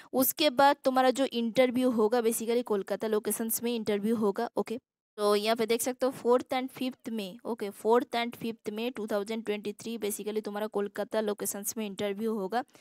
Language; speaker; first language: Hindi; non-native, local second language; Assamese